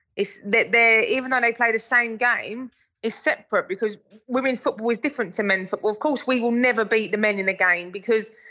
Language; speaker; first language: English; native; English